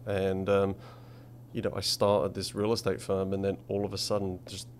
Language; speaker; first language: English; native; English